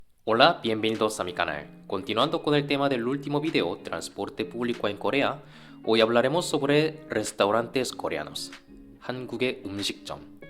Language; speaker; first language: Spanish; non-native, fluent; Korean